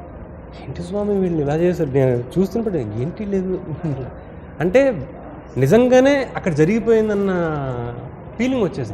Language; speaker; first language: Telugu; native; Telugu